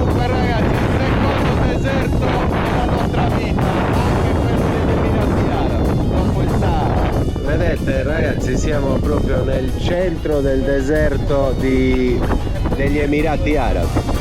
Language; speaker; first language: Italian; native; Italian